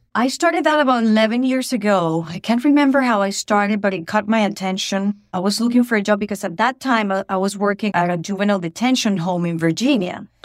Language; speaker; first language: English; non-native, fluent; Spanish